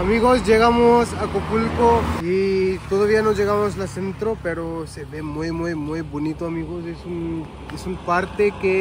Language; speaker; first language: Spanish; non-native, learner; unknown